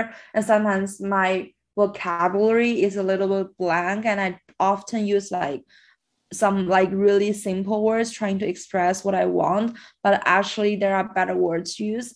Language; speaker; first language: English; non-native, fluent; Chinese